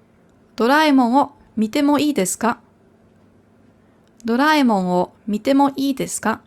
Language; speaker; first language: Japanese; non-native, fluent; German